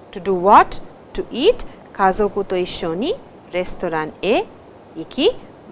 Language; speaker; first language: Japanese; non-native, fluent; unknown